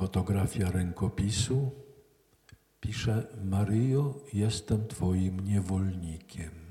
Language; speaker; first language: Polish; native; Polish